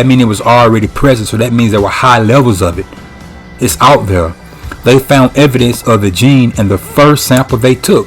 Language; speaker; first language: English; native; English